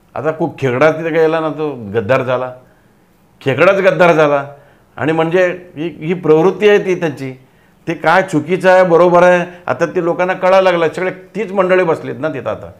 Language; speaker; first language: Marathi; non-native, local second language; Telugu